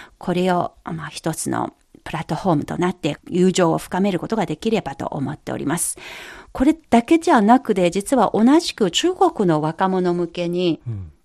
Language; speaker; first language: Japanese; non-native, fluent; Chinese